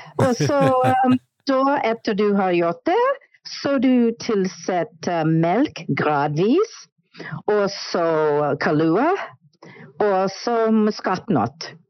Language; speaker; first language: Norwegian; non-native, fluent; English